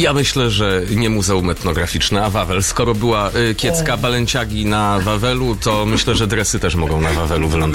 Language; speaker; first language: Polish; native; Polish